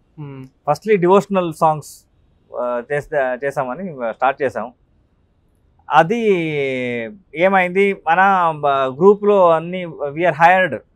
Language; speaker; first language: Telugu; non-native, local second language; Kannada